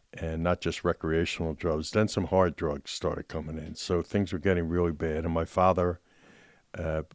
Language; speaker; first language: English; native; English